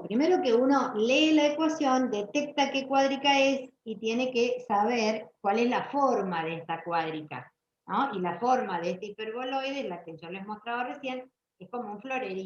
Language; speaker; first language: Spanish; native; Spanish